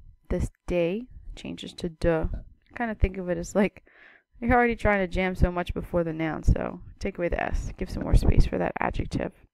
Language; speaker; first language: English; native; English